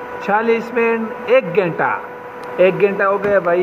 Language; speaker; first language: Hindi; non-native, local second language; Pashto